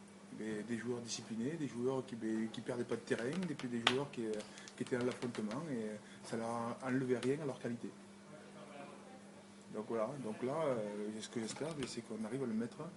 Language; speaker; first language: French; native; French